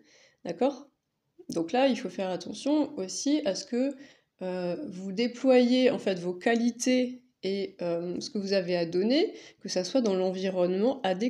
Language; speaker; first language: French; native; French